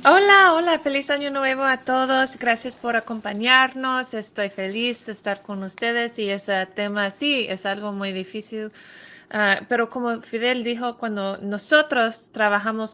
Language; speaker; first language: Spanish; non-native, fluent; English